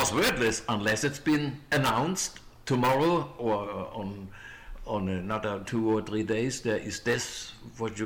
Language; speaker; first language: English; non-native, fluent; German